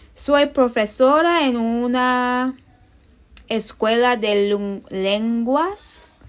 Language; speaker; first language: Spanish; non-native, learner; English